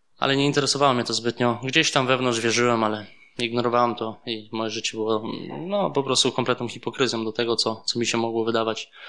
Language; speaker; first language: Polish; early bilingual, heritage; Polish